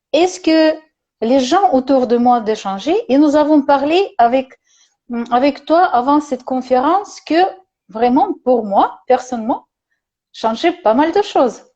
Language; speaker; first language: French; non-native, learner; Russian